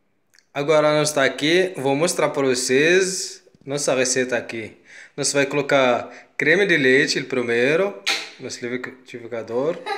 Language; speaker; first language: Portuguese; non-native, learner; Arabic